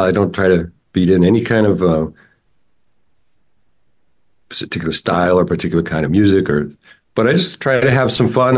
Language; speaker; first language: English; native; English